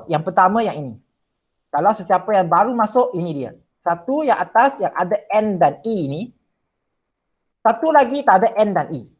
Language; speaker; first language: Malay; non-native, local second language; Chinese